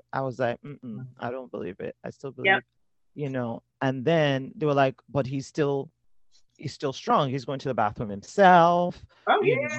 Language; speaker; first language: English; non-native, local second language; Yoruba